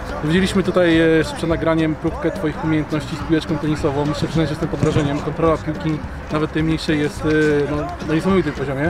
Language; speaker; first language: Polish; native; Polish